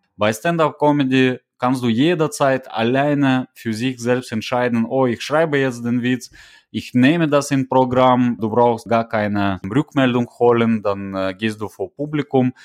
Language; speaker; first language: German; non-native, fluent; Russian